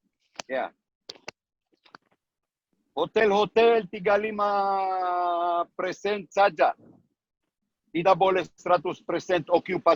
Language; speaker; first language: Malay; non-native, learner; Hebrew